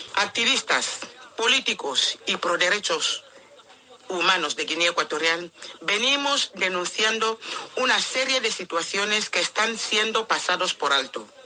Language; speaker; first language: Spanish; non-native, local second language; Fang